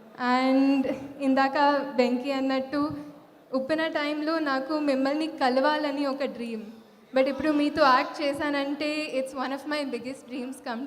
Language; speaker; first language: Telugu; non-native, fluent; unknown